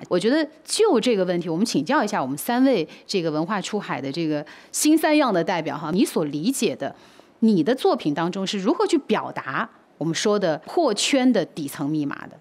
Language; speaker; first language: Chinese; native; Chinese